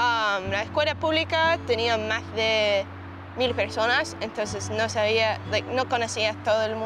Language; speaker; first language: Spanish; early bilingual, heritage; Spanish